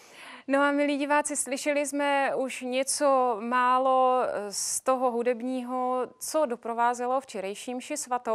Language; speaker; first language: Czech; native; Czech